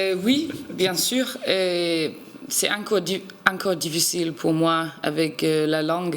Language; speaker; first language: French; non-native, learner; Danish